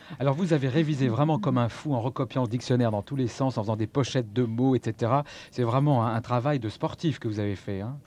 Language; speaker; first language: French; native; French